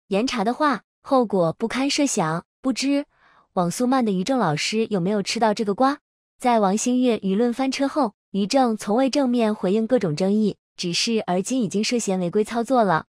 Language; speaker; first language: Chinese; native; Chinese